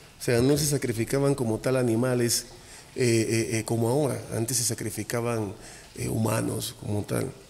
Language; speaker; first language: Spanish; native; Spanish